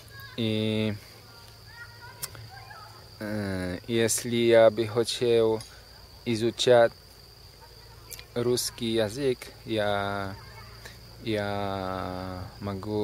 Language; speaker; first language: Russian; non-native, learner; Polish